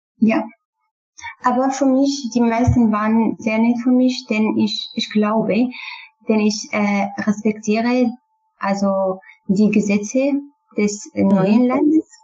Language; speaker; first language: German; non-native, learner; Kurdish